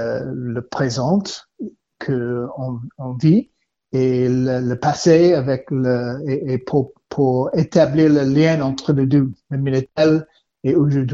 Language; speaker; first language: French; non-native, learner; English